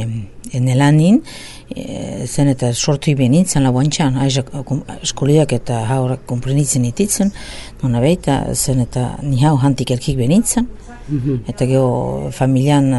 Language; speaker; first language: Basque; native; Basque